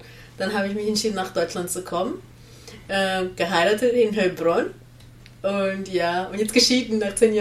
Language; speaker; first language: German; non-native, learner; Spanish